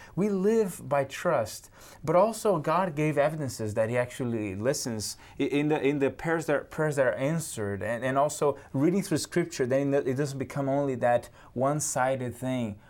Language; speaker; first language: English; non-native, fluent; Portuguese